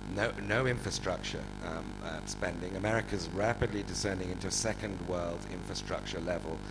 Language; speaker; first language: English; native; English